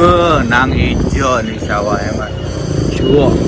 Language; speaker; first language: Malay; non-native, local second language; Javanese